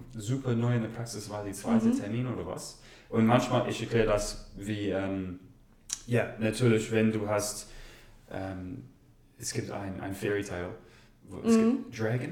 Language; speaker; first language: German; non-native, learner; English